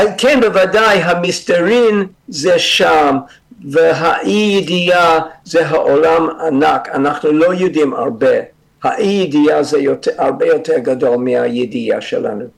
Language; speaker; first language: Hebrew; non-native, fluent; English